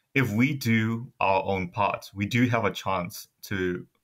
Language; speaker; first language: English; non-native, fluent; Burmese